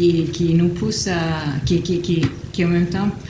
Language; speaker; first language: French; non-native, fluent; Italian